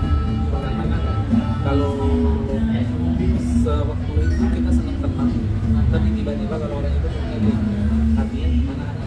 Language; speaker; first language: Indonesian; non-native, learner; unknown